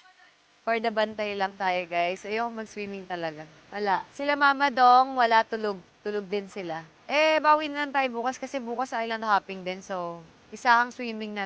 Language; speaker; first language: Filipino; native; Filipino